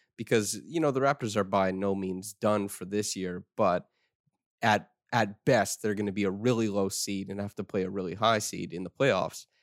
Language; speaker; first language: English; native; English